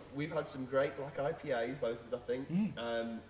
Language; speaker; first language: English; native; English